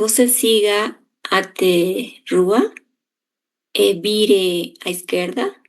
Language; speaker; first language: Portuguese; non-native, learner; Spanish